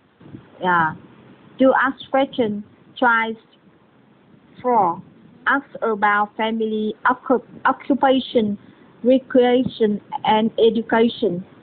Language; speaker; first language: English; non-native, learner; Vietnamese